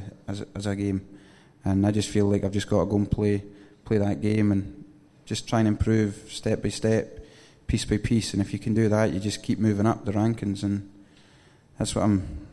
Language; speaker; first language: English; native; English